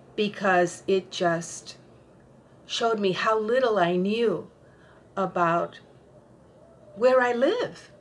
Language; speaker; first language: English; non-native, fluent; Spanish